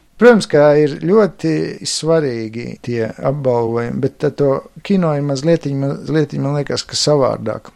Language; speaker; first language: Latvian; native; Latvian